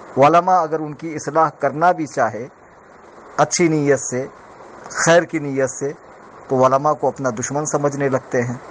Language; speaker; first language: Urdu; native; Urdu